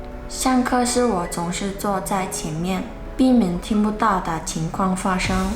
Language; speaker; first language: Chinese; non-native, fluent; Mongolian